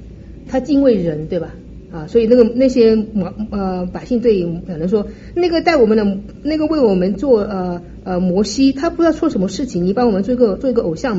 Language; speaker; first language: Chinese; native; Chinese